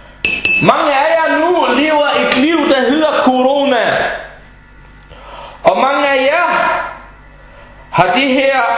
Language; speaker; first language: Danish; non-native, fluent; Arabic